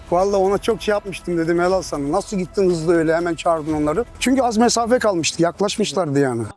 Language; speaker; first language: Turkish; early bilingual, heritage; Turkish